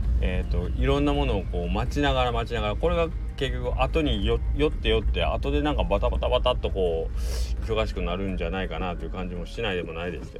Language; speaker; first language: Japanese; native; Japanese